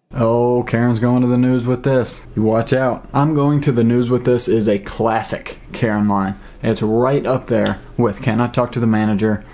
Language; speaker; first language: English; native; English